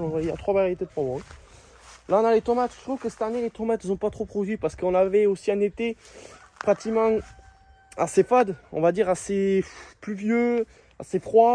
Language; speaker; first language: French; native; French